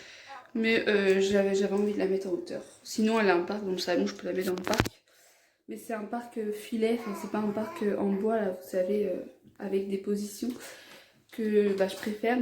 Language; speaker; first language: French; native; French